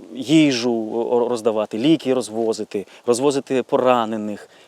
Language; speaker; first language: Ukrainian; native; Ukrainian